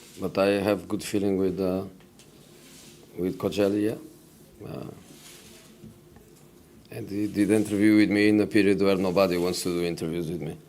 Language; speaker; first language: English; non-native, fluent; Portuguese